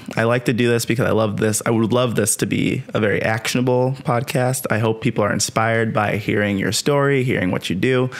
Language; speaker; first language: English; native; English